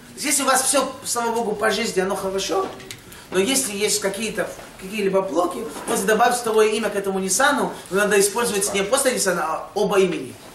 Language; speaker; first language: Russian; early bilingual, heritage; Russian